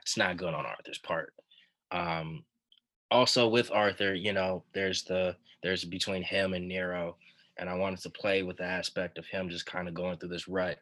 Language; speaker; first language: English; native; English